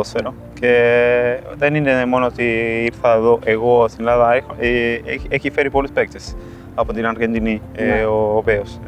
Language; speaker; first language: Greek; non-native, fluent; Spanish